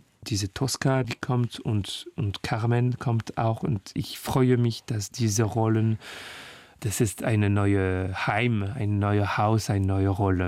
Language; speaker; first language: German; non-native, fluent; French